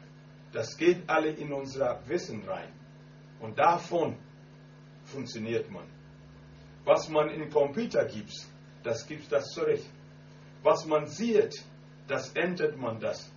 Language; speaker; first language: German; non-native, learner; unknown